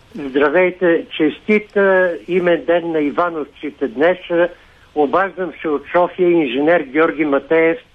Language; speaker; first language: Bulgarian; native; Bulgarian